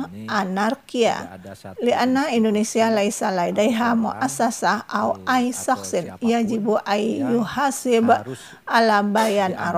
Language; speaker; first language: Arabic; non-native, fluent; Indonesian